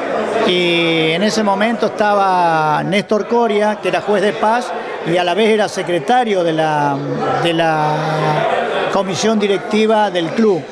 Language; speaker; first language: Spanish; native; Spanish